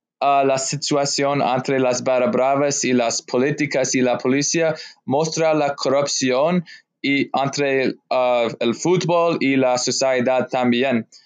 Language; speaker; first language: Spanish; non-native, learner; English